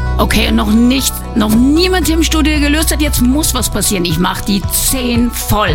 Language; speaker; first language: German; native; German